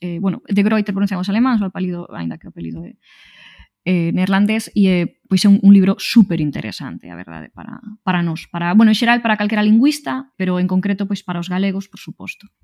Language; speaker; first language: Galician; native; Galician